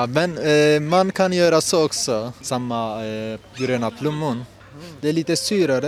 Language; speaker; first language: Swedish; non-native, learner; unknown